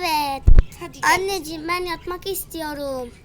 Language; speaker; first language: Turkish; early bilingual, heritage; Turkish